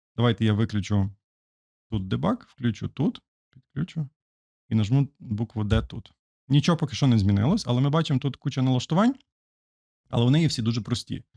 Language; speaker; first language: Ukrainian; native; Ukrainian